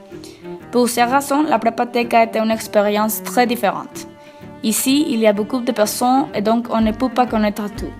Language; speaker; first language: French; non-native, fluent; Spanish